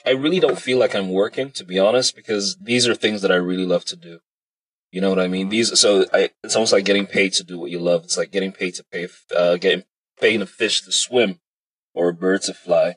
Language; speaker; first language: English; native; English